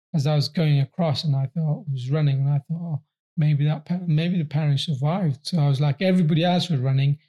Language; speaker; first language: English; early bilingual, other home language; Persian